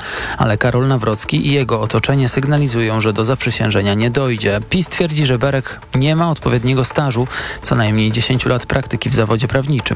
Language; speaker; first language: Polish; native; Polish